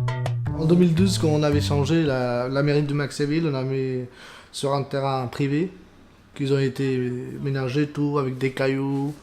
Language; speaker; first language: French; non-native, learner; Romanian